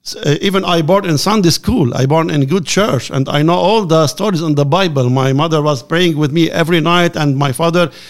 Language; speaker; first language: English; non-native, learner; Arabic